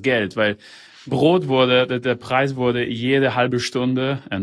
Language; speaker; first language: German; early bilingual, heritage; German